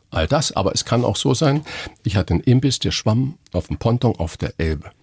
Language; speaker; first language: German; native; German